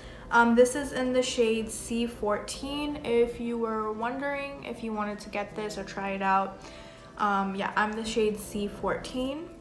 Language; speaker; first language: English; native; English